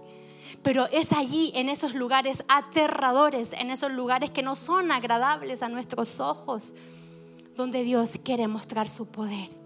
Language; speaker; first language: Spanish; native; Spanish